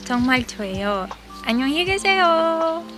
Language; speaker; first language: Korean; non-native, learner; Russian